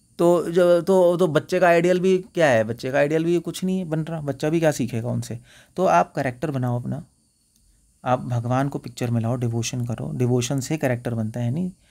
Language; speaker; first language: Hindi; native; Hindi